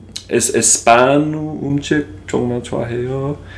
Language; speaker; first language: Korean; non-native, learner; English